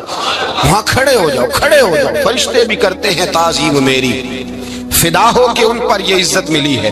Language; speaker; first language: Urdu; native; Urdu